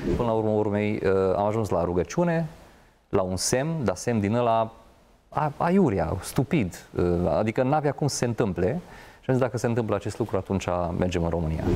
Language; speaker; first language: Romanian; non-native, local second language; Hungarian